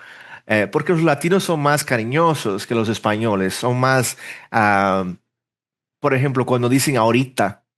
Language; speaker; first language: Spanish; early bilingual, heritage; Portuguese